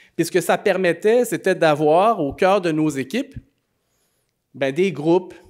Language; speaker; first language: French; native; French